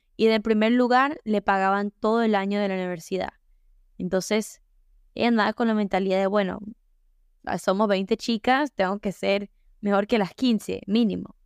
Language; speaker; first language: Spanish; early bilingual, heritage; Spanish